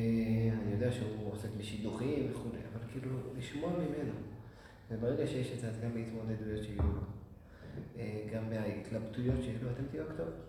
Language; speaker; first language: Hebrew; native; Hebrew